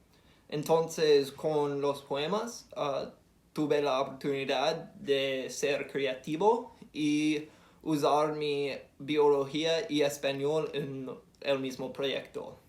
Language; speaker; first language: Spanish; non-native, learner; English